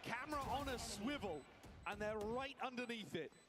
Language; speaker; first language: English; native; English